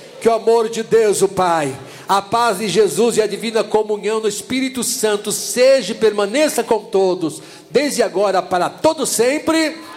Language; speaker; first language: Portuguese; native; Portuguese